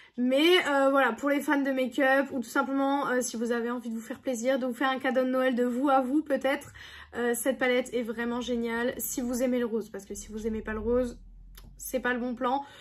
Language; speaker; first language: French; native; French